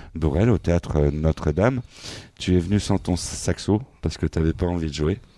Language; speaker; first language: French; native; French